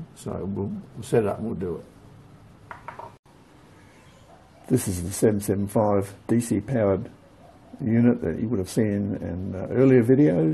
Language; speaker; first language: English; native; English